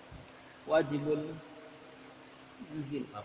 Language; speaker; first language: Arabic; non-native, fluent; Indonesian